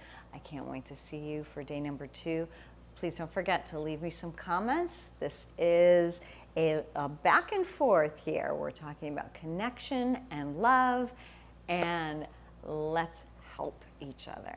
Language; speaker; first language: English; native; English